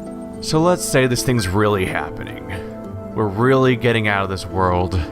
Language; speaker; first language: English; native; English